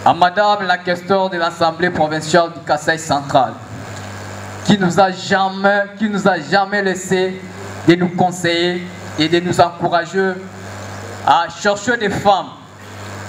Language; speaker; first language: French; non-native, local second language; Luba-Lulua